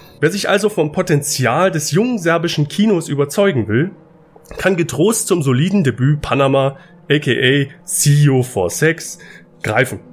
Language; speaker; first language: German; native; German